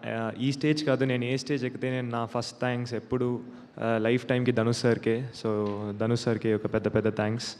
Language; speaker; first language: Telugu; non-native, learner; Tamil